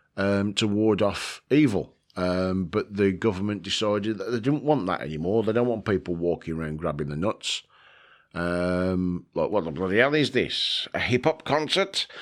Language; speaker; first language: English; native; English